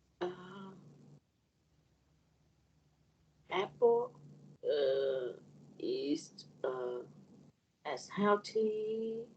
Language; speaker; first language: English; non-native, learner; Vietnamese